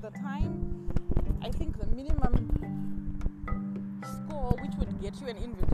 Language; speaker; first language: English; non-native, local second language; Shona